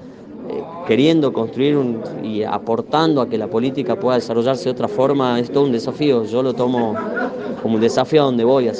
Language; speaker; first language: Spanish; native; Spanish